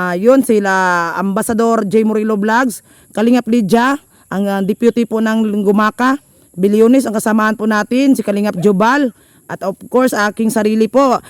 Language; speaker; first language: Filipino; non-native, local second language; Cebuano